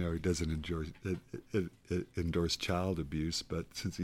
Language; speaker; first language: English; native; English